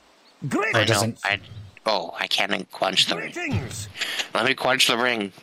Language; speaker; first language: English; native; English